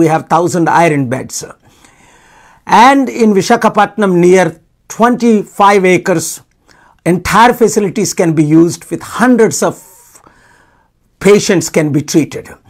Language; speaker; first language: English; non-native, local second language; Telugu